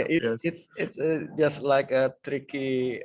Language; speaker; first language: English; non-native, fluent; Indonesian